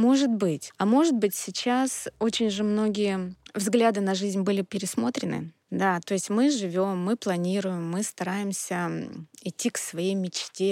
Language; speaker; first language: Russian; native; Russian